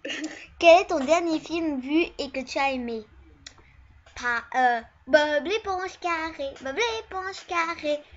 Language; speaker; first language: French; early bilingual, other home language; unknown